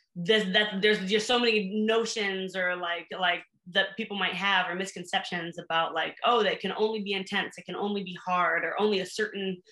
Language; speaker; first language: English; native; English